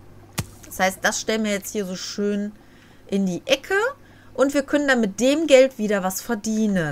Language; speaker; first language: German; native; German